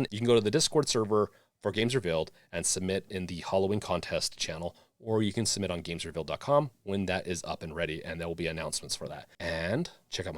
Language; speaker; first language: English; native; English